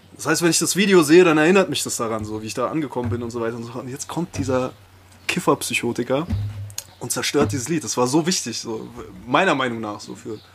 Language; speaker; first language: German; early bilingual, other home language; Spanish